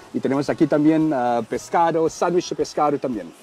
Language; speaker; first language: Spanish; non-native, learner; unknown